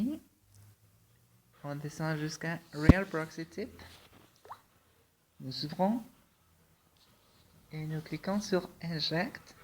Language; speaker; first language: French; non-native, fluent; Spanish